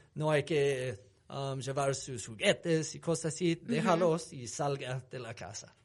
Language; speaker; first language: Spanish; non-native, fluent; English